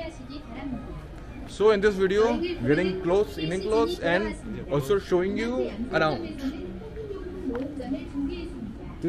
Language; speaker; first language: English; non-native, local second language; Hindi